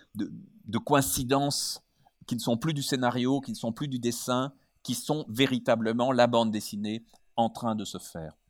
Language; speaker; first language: French; native; French